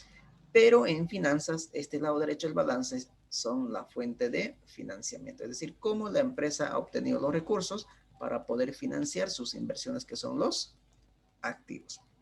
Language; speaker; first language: Spanish; native; Spanish